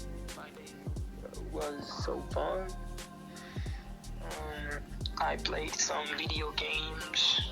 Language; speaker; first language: English; non-native, learner; Haitian Creole